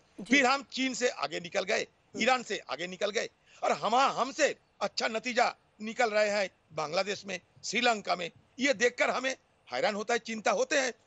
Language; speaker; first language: Hindi; non-native, local second language; Bangla